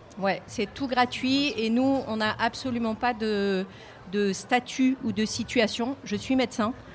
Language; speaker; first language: French; native; French